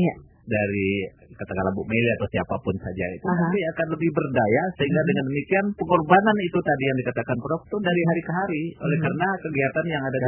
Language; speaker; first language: Indonesian; non-native, local second language; Javanese